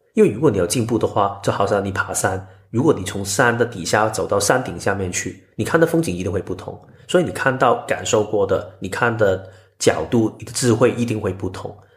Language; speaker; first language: Chinese; non-native, local second language; Cantonese